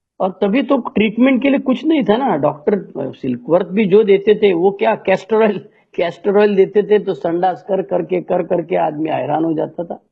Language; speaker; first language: Hindi; non-native, local second language; Marathi